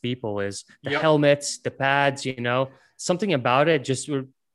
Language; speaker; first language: English; non-native, fluent; Latvian